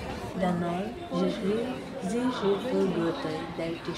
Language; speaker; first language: French; non-native, learner; Filipino